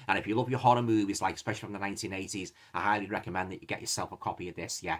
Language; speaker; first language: English; native; English